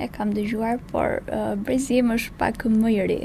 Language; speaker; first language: Albanian; native; Albanian